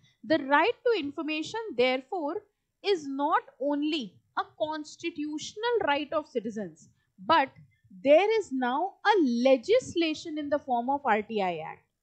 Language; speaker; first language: English; non-native, local second language; Hindi